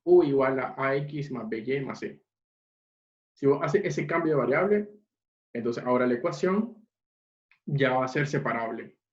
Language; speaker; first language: Spanish; native; Spanish